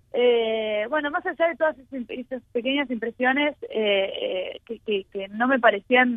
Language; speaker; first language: Spanish; native; Spanish